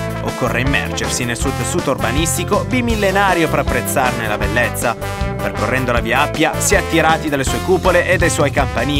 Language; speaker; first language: Italian; native; Italian